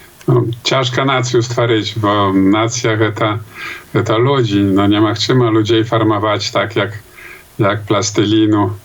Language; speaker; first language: Polish; non-native, local second language; Belarusian